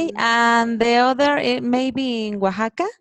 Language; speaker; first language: English; non-native, learner; Spanish